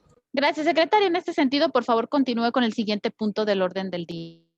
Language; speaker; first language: Spanish; native; Spanish